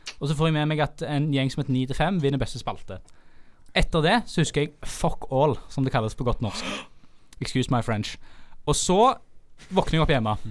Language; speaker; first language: Norwegian; native; Norwegian